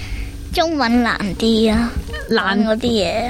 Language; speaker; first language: Cantonese; early bilingual, heritage; Cantonese